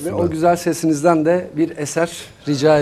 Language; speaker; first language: Turkish; native; Turkish